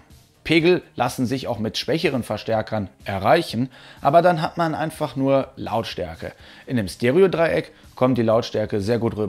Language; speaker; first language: German; native; German